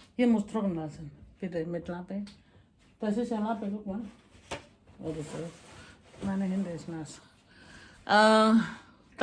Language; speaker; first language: German; non-native, learner; Indonesian